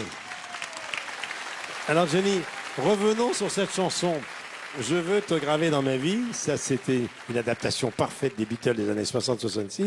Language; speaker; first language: French; native; French